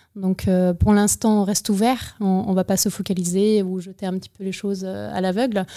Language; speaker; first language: French; non-native, fluent; Ukrainian